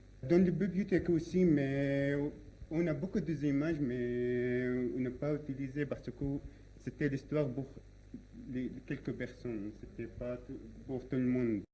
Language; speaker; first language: French; non-native, learner; Arabic